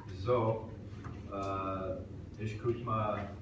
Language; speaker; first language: German; non-native, learner; English